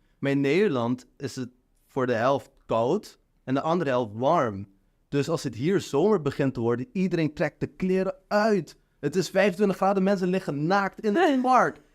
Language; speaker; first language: Dutch; non-native, local second language; Papiamento